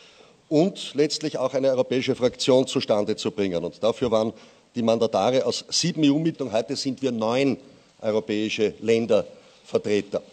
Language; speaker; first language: German; native; German